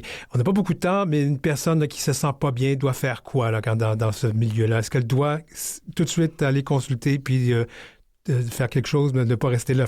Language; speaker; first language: French; native; French